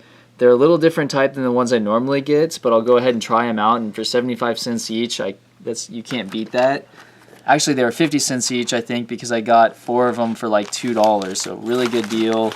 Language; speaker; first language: English; native; English